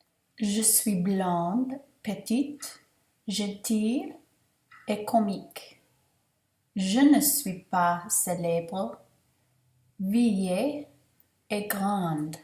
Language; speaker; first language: French; non-native, learner; English